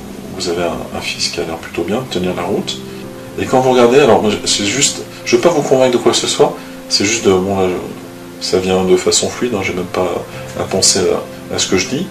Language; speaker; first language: French; native; French